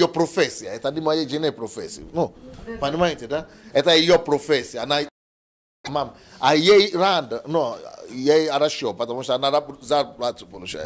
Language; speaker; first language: Russian; non-native, learner; Yoruba